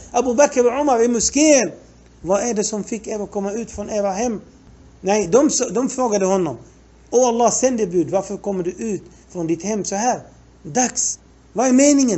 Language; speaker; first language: Swedish; non-native, fluent; Arabic